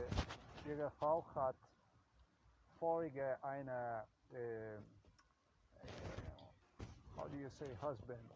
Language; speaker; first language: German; non-native, learner; Croatian